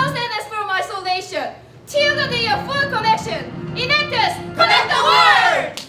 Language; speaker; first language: English; non-native, learner; Korean